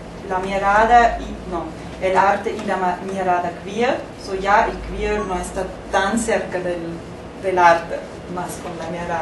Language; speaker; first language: Spanish; non-native, fluent; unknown